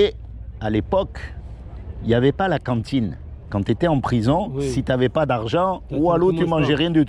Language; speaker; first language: French; native; French